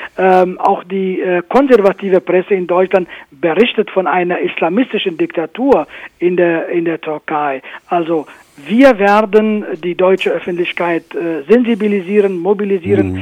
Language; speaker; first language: German; non-native, fluent; Kurdish